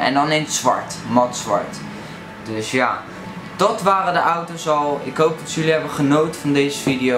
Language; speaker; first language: Dutch; native; Dutch